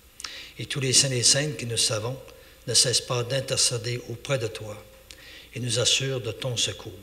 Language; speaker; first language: French; native; French